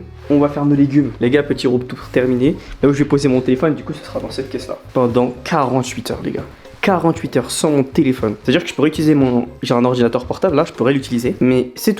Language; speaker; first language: French; native; French